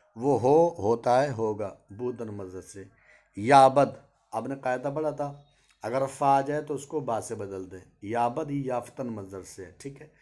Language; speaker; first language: Urdu; native; Urdu